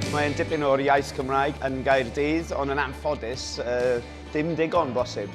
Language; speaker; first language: Welsh; non-native, local second language; English